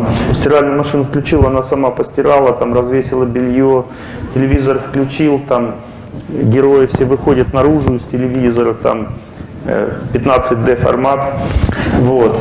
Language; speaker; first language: Russian; native; Russian